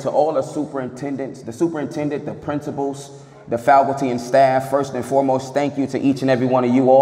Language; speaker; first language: English; native; English